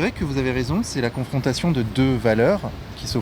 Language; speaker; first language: French; native; French